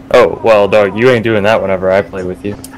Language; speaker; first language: English; native; English